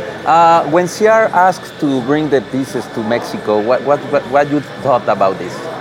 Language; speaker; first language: English; non-native, learner; Spanish